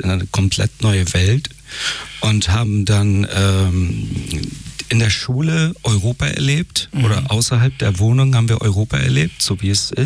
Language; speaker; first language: German; early bilingual, other home language; Persian